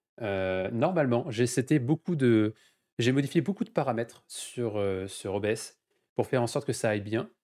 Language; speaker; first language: French; native; French